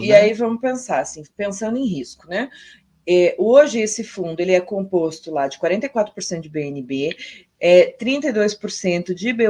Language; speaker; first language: Portuguese; native; Portuguese